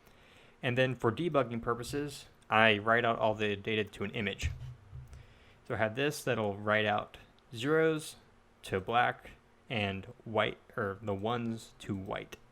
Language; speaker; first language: English; native; English